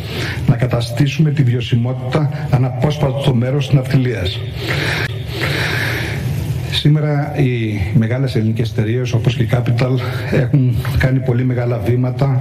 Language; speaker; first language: Greek; native; Greek